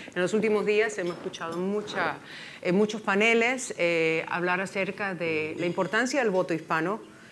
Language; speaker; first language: Spanish; early bilingual, heritage; Spanish